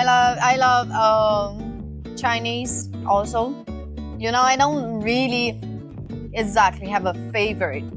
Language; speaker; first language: English; non-native, learner; Portuguese